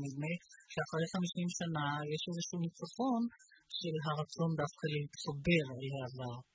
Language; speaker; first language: Hebrew; native; Hebrew